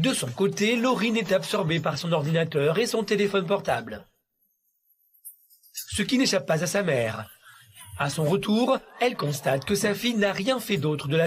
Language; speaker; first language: French; native; French